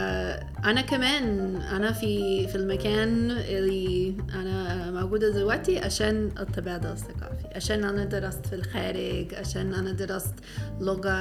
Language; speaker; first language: Arabic; non-native, fluent; English